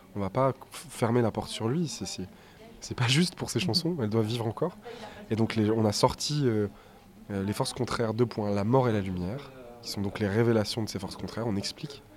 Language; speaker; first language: French; native; French